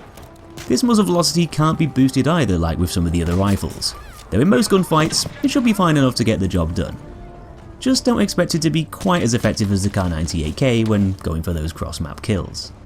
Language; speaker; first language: English; native; English